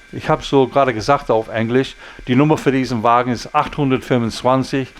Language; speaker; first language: German; non-native, learner; English